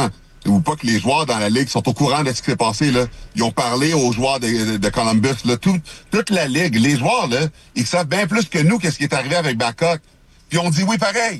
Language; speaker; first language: French; native; French